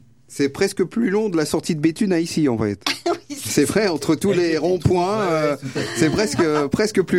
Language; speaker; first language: French; native; French